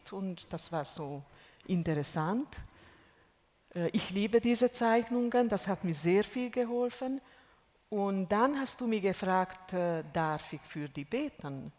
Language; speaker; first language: German; non-native, fluent; Hungarian